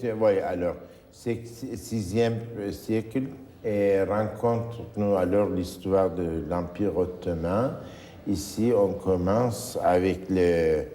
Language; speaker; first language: French; non-native, fluent; Turkish